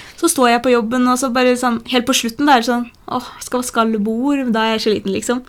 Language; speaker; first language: Norwegian; early bilingual, other home language; Polish